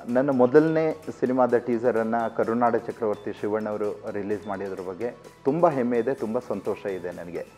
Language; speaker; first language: Kannada; native; Kannada